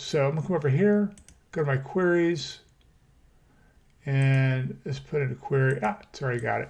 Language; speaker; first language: English; native; English